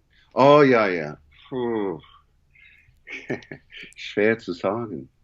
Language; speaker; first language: German; non-native, learner; English